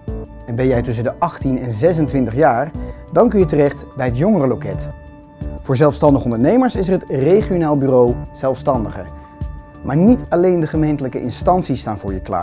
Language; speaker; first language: Dutch; native; Dutch